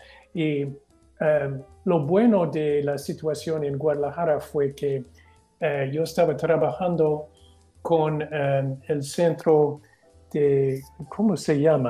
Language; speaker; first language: Spanish; non-native, fluent; English